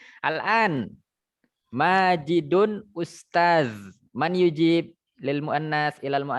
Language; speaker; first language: Arabic; non-native, fluent; Indonesian